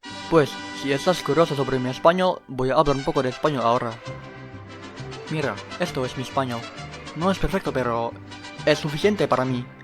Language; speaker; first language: Spanish; non-native, learner; Indonesian